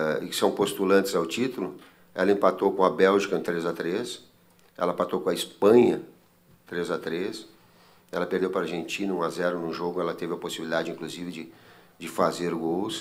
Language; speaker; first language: Portuguese; native; Portuguese